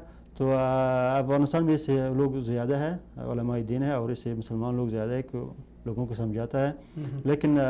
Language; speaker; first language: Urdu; non-native, fluent; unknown